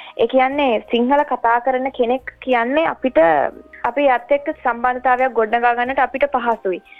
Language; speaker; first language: Sinhala; early bilingual, heritage; Sinhala